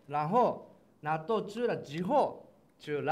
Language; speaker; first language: Chinese; non-native, learner; Japanese